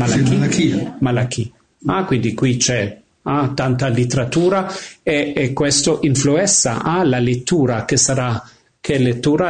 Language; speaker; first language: Italian; non-native, fluent; English